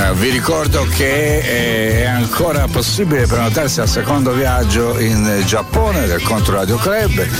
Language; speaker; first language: Italian; native; Italian